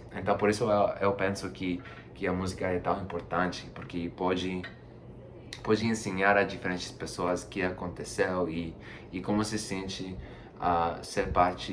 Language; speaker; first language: Portuguese; non-native, fluent; Spanish